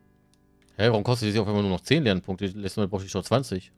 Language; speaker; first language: German; native; German